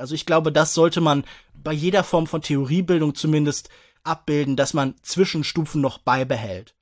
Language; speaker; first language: German; native; German